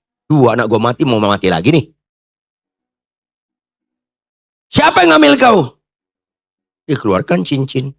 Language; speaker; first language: Indonesian; native; Indonesian